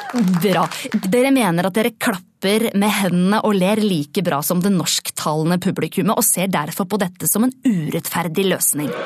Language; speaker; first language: Norwegian; native; Norwegian